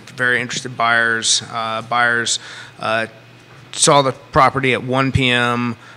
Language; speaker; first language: English; native; English